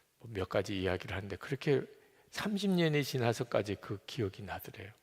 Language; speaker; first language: Korean; native; Korean